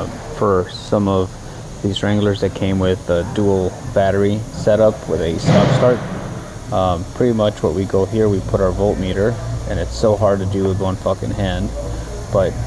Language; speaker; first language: English; native; English